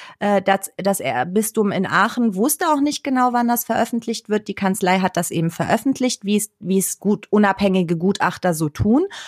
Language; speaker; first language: German; early bilingual, other home language; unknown